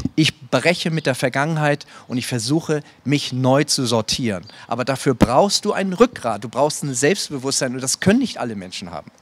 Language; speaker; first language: German; native; German